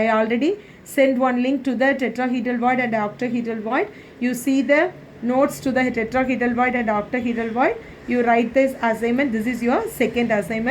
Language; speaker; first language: English; non-native, local second language; Tamil